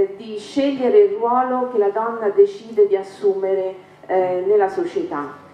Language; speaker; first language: Italian; native; Italian